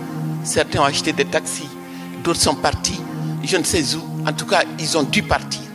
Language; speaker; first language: French; non-native, local second language; Bambara